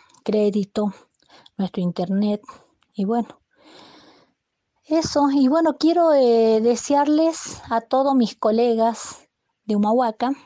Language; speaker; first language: Spanish; native; Spanish